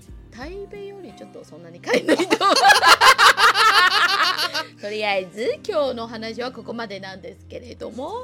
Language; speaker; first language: Japanese; non-native, fluent; Chinese